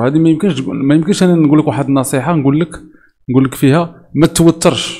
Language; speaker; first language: Arabic; native; Arabic